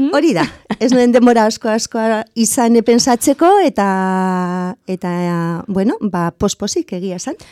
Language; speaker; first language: Basque; non-native, local second language; Spanish